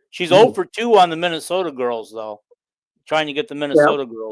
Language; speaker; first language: English; native; English